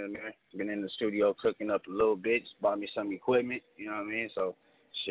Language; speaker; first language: English; native; English